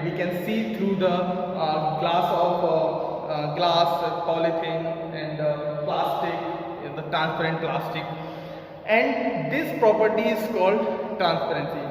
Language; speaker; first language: English; non-native, local second language; Hindi